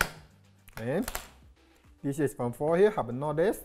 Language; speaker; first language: German; non-native, learner; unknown